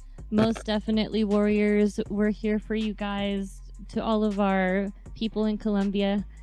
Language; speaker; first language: English; early bilingual, other home language; Spanish